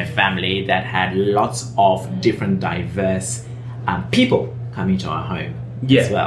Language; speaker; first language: English; native; English